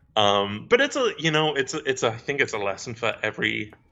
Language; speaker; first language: English; native; English